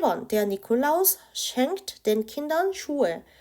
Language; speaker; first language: German; non-native, fluent; Korean